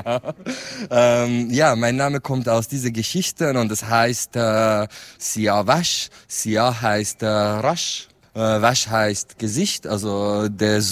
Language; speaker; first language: German; non-native, fluent; Persian